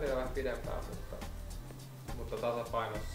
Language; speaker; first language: Finnish; native; Finnish